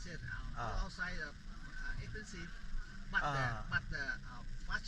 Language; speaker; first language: English; non-native, learner; Thai